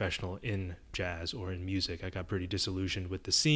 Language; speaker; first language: English; early bilingual, other home language; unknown